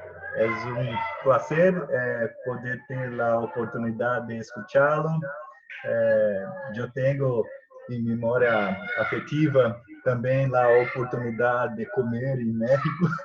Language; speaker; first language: Spanish; non-native, fluent; Portuguese